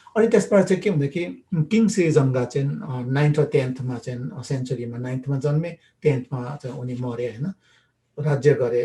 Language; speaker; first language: Nepali; non-native, local second language; Limbu